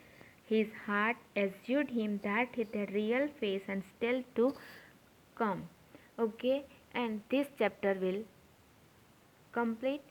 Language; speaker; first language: English; non-native, local second language; Gujarati